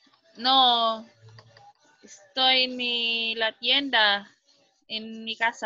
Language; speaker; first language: Spanish; non-native, learner; Filipino